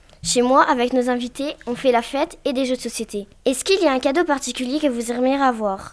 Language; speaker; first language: French; native; French